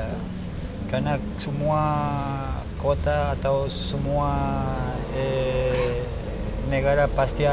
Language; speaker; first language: Indonesian; non-native, learner; Spanish